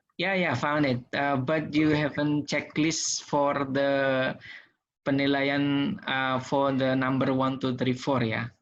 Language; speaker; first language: English; non-native, learner; Indonesian